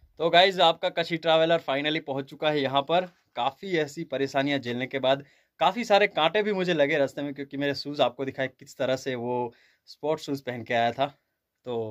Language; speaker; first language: Hindi; non-native, local second language; Kachhi